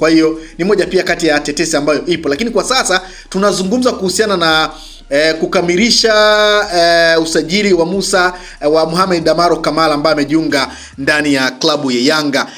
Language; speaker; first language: Swahili; native; Swahili